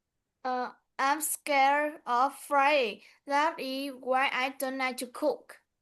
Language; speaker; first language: English; non-native, learner; Vietnamese